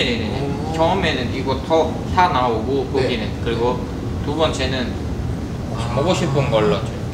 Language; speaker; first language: Korean; non-native, fluent; Portuguese